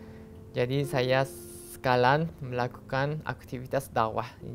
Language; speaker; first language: Indonesian; non-native, learner; Japanese